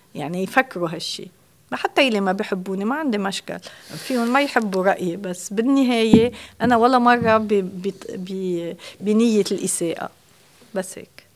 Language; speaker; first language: Arabic; native; Arabic